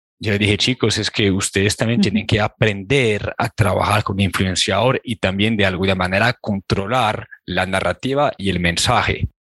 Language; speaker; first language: Spanish; native; Spanish